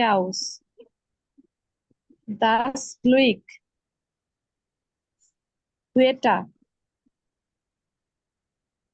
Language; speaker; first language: German; non-native, learner; Bangla